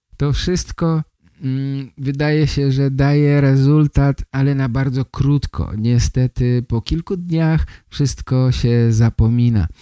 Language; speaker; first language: Polish; native; Polish